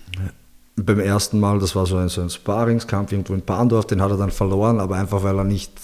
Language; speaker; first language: German; early bilingual, other home language; Bosnian